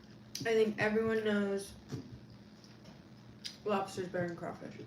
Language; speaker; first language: English; native; English